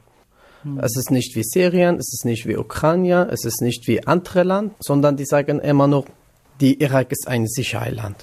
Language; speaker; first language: German; non-native, learner; Kurdish